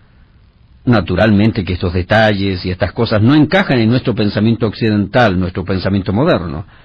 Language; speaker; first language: Spanish; native; Spanish